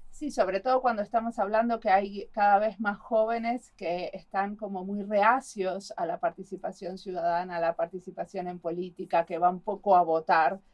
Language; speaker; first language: Spanish; native; Spanish